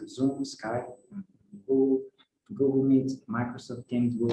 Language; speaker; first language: English; non-native, fluent; Kazakh